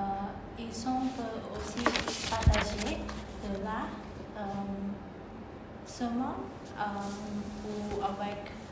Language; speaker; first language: French; non-native, learner; Khmer